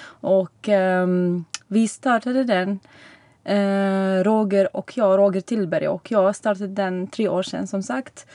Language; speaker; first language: Swedish; non-native, fluent; Arabic